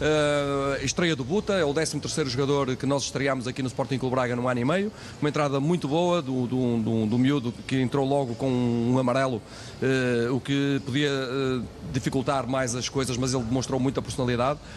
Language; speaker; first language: Portuguese; native; Portuguese